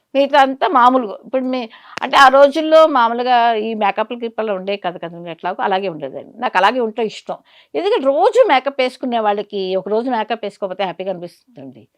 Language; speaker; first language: Telugu; native; Telugu